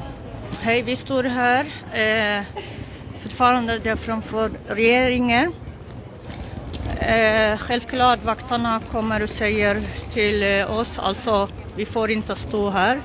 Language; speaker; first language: Swedish; non-native, local second language; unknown